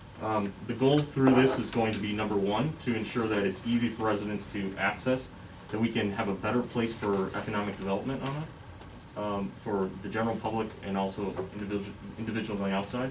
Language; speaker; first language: English; native; English